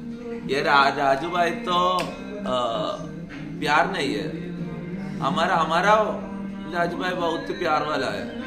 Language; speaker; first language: Hindi; non-native, local second language; Malayalam